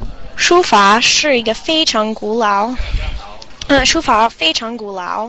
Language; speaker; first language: Chinese; non-native, learner; English